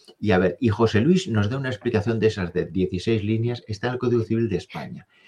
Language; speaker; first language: Spanish; native; Spanish